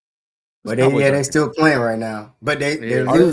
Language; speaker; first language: English; native; English